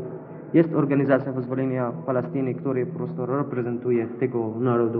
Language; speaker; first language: Polish; non-native, learner; Arabic